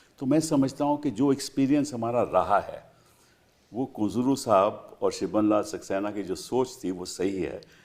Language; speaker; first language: Hindi; native; Hindi